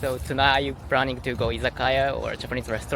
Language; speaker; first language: English; non-native, learner; Japanese